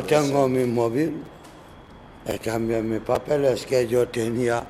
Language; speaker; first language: Spanish; non-native, learner; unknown